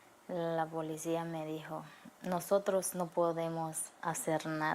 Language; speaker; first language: Spanish; non-native, learner; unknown